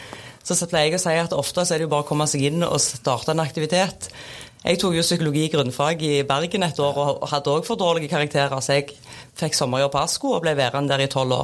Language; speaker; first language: Norwegian; native; Norwegian